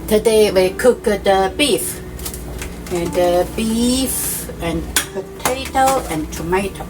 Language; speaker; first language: English; non-native, learner; Chinese